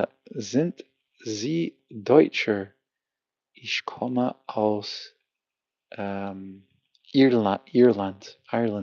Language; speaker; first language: German; non-native, learner; English